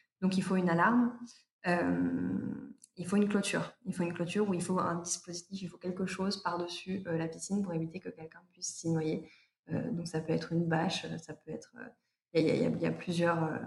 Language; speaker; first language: French; native; French